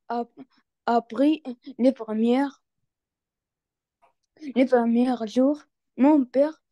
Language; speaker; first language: French; non-native, learner; Arabic